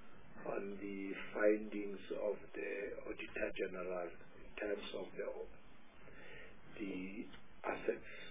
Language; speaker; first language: English; non-native, local second language; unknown